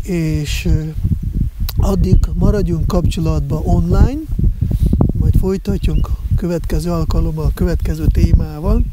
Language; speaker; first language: Hungarian; non-native, fluent; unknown